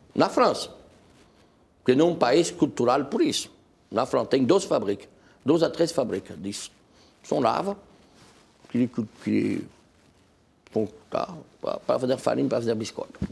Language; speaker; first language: Portuguese; non-native, fluent; French